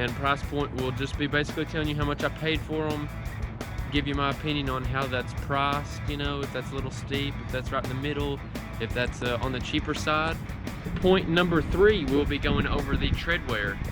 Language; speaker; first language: English; native; English